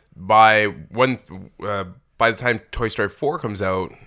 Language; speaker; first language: English; early bilingual, other home language; Italian